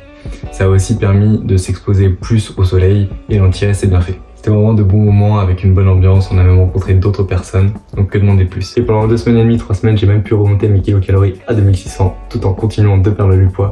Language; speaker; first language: French; native; French